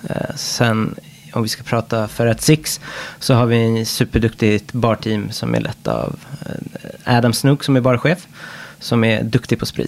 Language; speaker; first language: Swedish; non-native, fluent; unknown